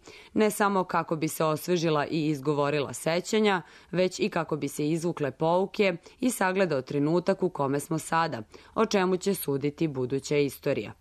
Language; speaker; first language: Serbian; native; Serbian